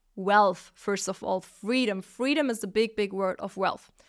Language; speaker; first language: English; non-native, fluent; Italian